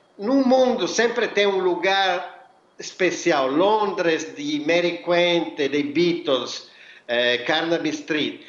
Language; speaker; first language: Portuguese; non-native, fluent; Italian